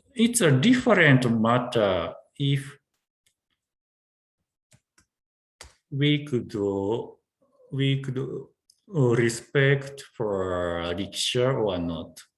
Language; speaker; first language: English; non-native, learner; Japanese